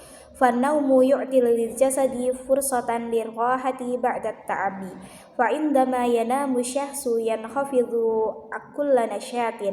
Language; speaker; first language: Arabic; non-native, learner; Indonesian